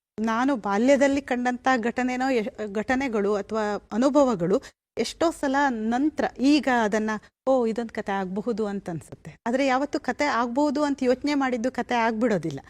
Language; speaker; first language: Kannada; native; Kannada